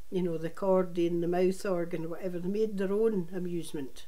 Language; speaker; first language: English; native; English